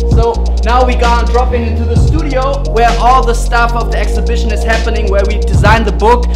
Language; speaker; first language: English; non-native, learner; German